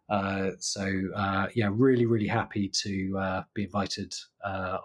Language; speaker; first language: English; native; English